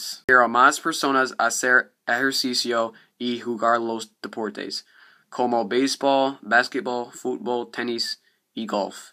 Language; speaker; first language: Spanish; non-native, learner; English